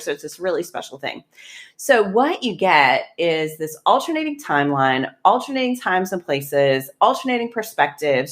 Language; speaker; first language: English; native; English